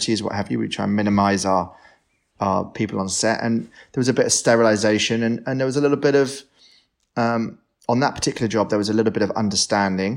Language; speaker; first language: English; native; English